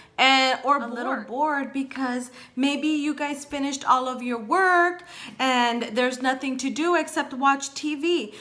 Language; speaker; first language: English; early bilingual, other home language; Spanish